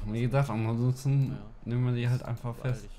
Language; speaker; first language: German; native; German